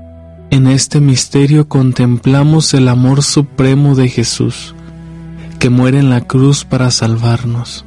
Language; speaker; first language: Spanish; native; Spanish